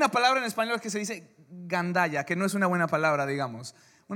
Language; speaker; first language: Spanish; early bilingual, heritage; English